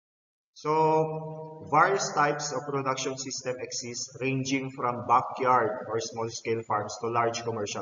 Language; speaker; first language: English; non-native, local second language; Filipino